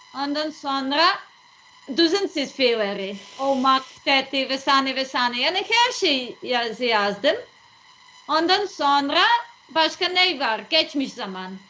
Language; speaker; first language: Turkish; non-native, learner; Serbian